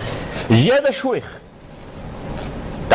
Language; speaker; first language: Arabic; native; Arabic